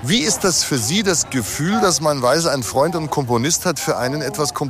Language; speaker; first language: German; native; German